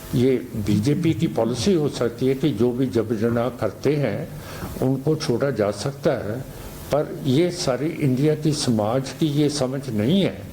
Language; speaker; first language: Hindi; non-native, local second language; Punjabi